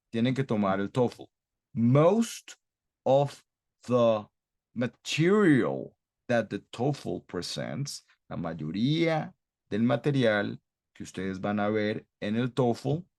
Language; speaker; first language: Spanish; non-native, fluent; English